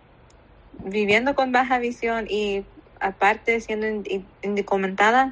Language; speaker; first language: Spanish; early bilingual, other home language; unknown